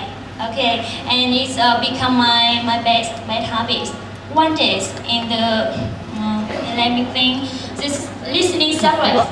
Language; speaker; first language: English; non-native, learner; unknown